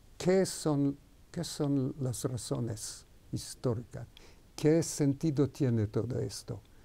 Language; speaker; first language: Spanish; non-native, fluent; Hebrew